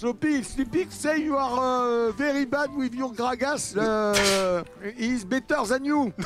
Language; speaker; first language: English; non-native, learner; French